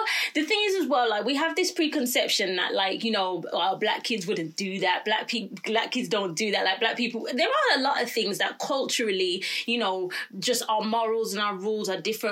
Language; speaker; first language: English; native; English